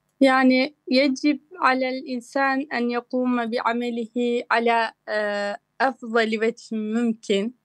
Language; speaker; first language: Arabic; non-native, learner; Turkish